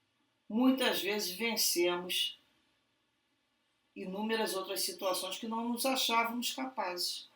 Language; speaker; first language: Portuguese; native; Portuguese